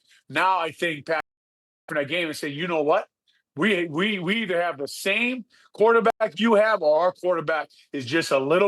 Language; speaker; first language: English; native; English